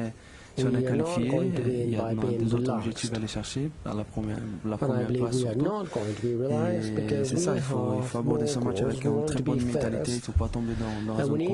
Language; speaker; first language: French; non-native, fluent; Portuguese